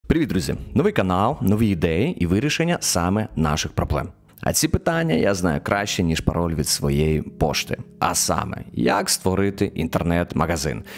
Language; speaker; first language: Ukrainian; non-native, local second language; Russian